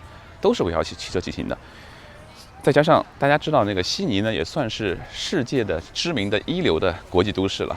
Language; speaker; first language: Chinese; native; Chinese